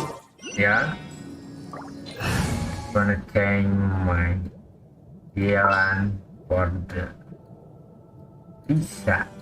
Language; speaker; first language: English; non-native, learner; Indonesian